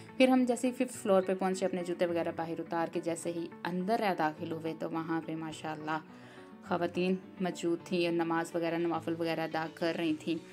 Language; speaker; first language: Urdu; native; Urdu